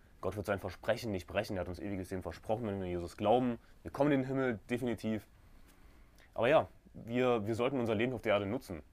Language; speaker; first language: German; native; German